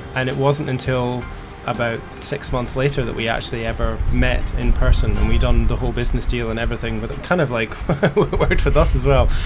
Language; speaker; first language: English; native; English